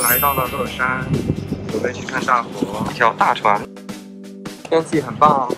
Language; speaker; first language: Chinese; native; Chinese